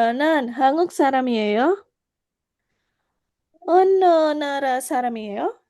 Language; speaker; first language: Korean; non-native, learner; Indonesian